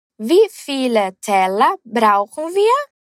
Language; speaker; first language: German; non-native, fluent; Portuguese